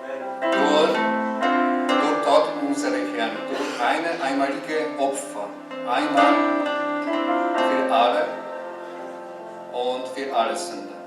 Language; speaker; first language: German; non-native, learner; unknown